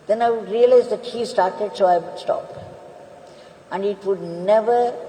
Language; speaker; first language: English; non-native, local second language; Tamil